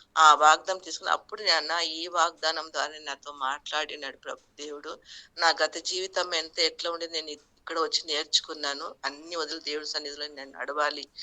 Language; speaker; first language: Telugu; non-native, local second language; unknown